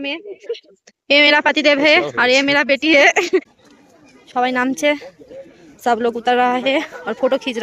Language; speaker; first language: Hindi; non-native, local second language; Bangla